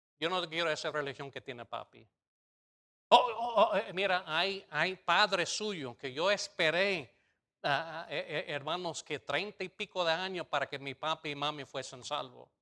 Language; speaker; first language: Spanish; non-native, fluent; English